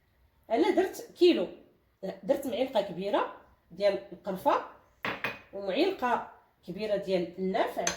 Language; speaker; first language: Arabic; native; Arabic